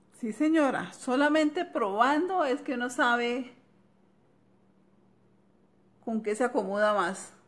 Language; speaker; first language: Spanish; native; Spanish